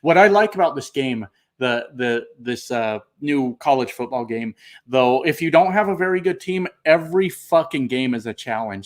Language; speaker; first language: English; native; English